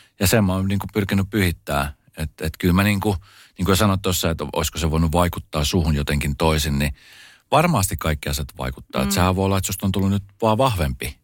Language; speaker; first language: Finnish; native; Finnish